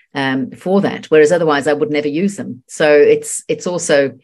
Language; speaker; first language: English; native; English